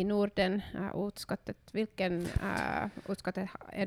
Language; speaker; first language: Swedish; non-native, learner; Finnish